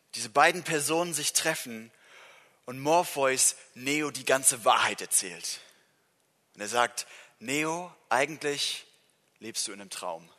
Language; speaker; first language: German; non-native, fluent; English